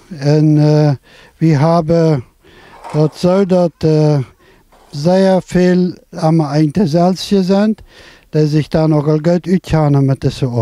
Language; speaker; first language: German; non-native, local second language; Plautdietsch